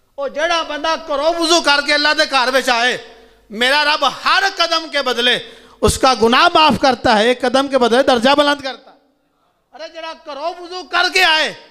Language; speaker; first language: Urdu; non-native, local second language; Punjabi